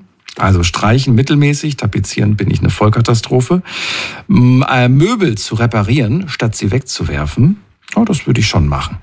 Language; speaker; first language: German; native; German